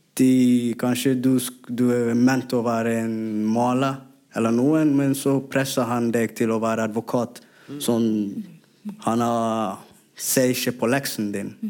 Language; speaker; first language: Norwegian; non-native, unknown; Somali